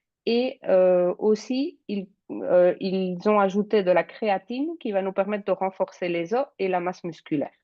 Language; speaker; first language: French; native; French